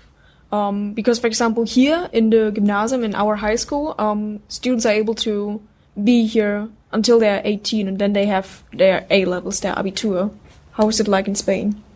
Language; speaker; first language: English; non-native, fluent; German